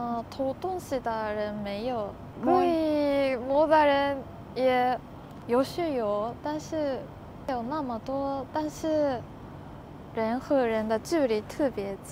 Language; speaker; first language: Chinese; non-native, learner; Japanese